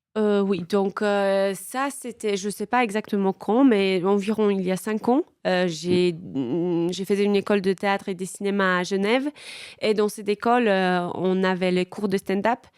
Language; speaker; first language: French; non-native, fluent; Polish